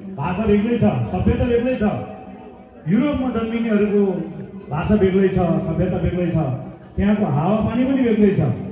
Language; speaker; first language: Nepali; non-native, local second language; Eastern Tamang